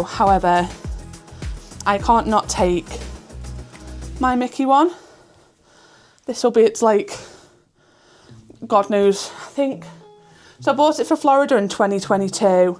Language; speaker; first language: English; native; English